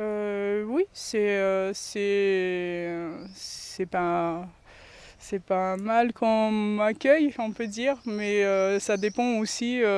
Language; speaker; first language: French; non-native, fluent; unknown